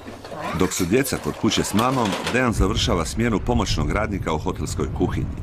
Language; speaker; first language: Croatian; native; Croatian